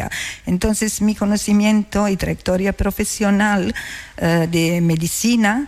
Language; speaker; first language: Spanish; non-native, learner; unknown